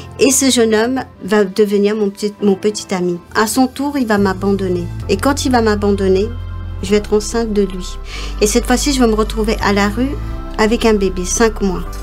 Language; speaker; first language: French; non-native, local second language; Morisyen